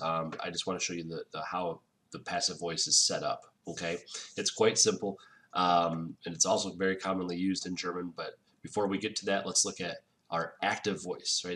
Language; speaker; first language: English; native; English